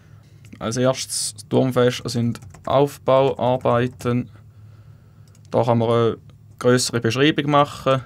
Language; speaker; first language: German; native; German